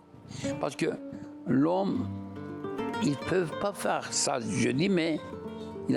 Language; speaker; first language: French; non-native, fluent; Turkish